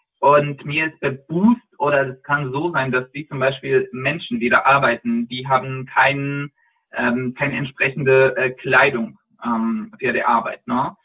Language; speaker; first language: German; non-native, fluent; Polish